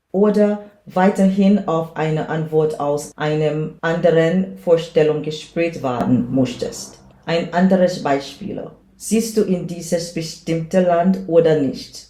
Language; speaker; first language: German; non-native, learner; English